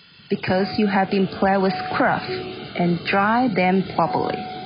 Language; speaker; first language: English; non-native, fluent; Chinese